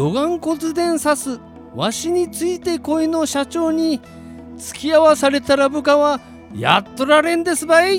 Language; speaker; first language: Japanese; native; Japanese